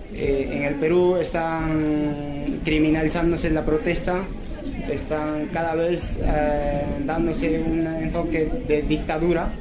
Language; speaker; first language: Spanish; native; Spanish